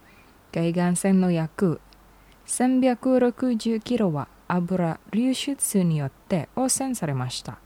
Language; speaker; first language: Japanese; non-native, learner; Indonesian